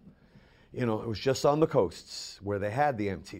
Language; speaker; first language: English; native; English